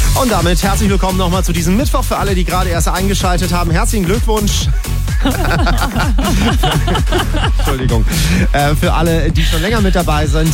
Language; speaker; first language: German; native; German